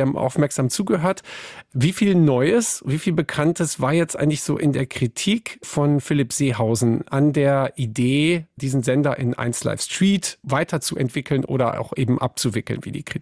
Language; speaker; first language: German; native; German